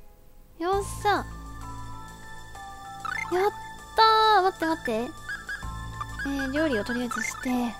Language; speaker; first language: Japanese; native; Japanese